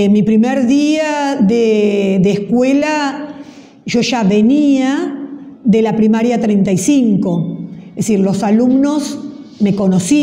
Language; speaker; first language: Spanish; native; Spanish